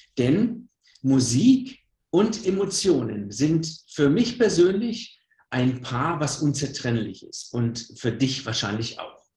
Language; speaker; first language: German; native; German